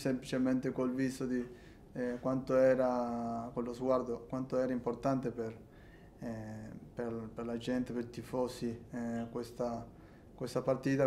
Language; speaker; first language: Italian; non-native, fluent; Spanish